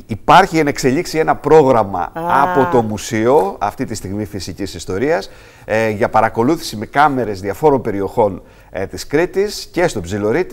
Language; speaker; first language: Greek; native; Greek